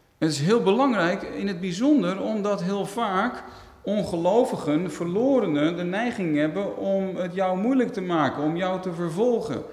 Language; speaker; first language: Dutch; native; Dutch